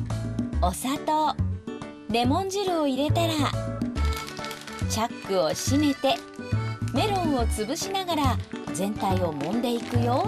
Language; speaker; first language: Japanese; native; Japanese